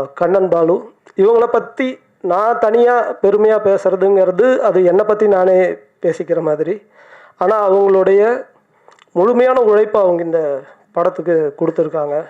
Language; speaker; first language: Tamil; native; Tamil